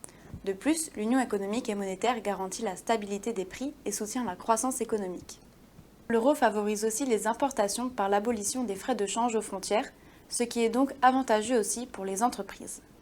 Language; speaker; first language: French; native; French